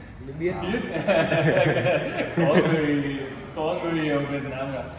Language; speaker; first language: Vietnamese; non-native, learner; Japanese